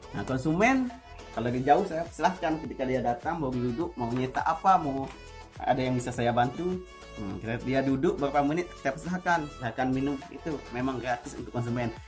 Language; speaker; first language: Indonesian; non-native, local second language; Achinese